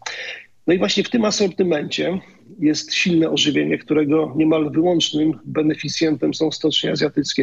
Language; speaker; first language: Polish; native; Polish